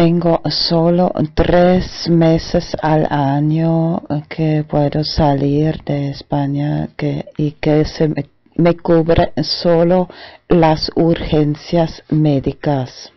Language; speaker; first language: Spanish; non-native, fluent; German